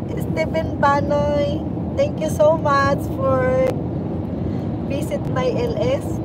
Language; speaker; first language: English; non-native, local second language; Cebuano